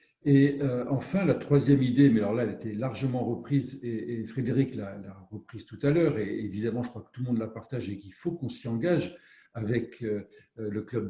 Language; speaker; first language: French; native; French